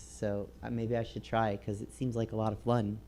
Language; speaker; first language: English; native; English